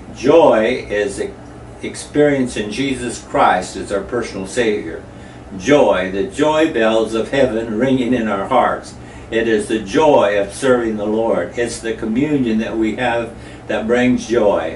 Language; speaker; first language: English; native; English